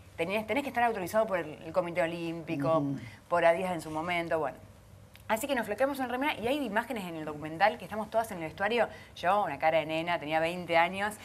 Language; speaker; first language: Spanish; native; Spanish